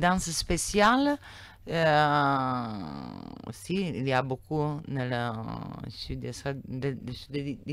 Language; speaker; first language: French; non-native, learner; Italian